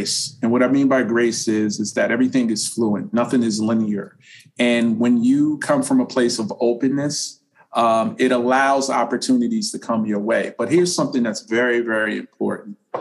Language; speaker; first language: English; native; English